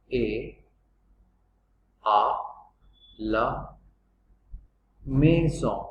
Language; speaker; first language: French; non-native, fluent; Hindi